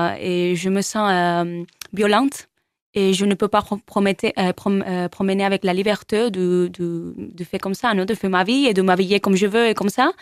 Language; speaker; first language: French; non-native, learner; Spanish